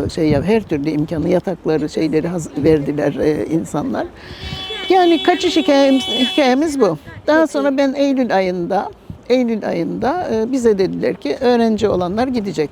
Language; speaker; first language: Turkish; native; Turkish